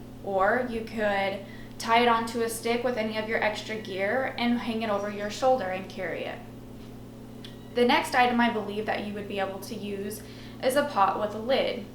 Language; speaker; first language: English; native; English